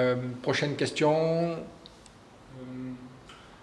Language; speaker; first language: French; native; French